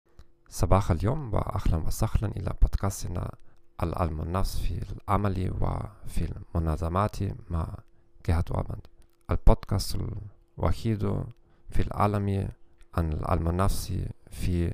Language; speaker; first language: Arabic; non-native, learner; German